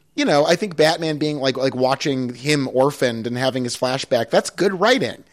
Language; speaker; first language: English; native; English